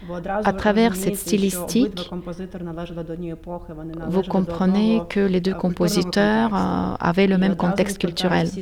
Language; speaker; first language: French; non-native, fluent; Ukrainian